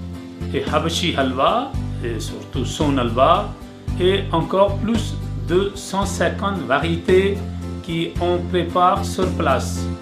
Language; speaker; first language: French; non-native, learner; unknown